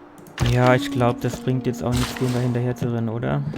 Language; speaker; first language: German; native; German